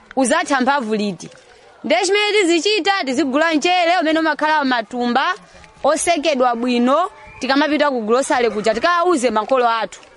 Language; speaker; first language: Nyanja; non-native, local second language; Tumbuka